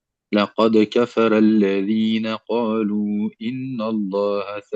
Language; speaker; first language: Arabic; non-native, learner; French